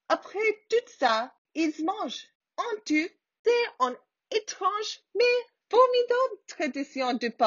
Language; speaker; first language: French; non-native, learner; English